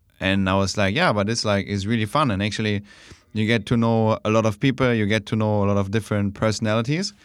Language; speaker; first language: English; non-native, fluent; German